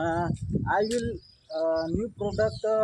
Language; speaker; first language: English; non-native, learner; Hindi